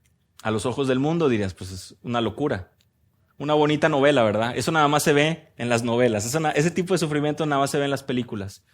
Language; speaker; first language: Spanish; native; Spanish